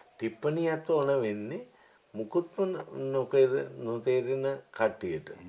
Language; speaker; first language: Sinhala; native; Sinhala